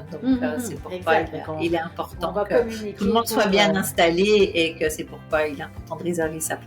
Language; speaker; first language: French; native; French